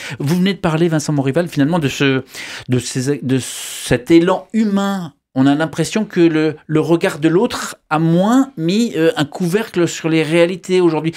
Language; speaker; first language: French; native; French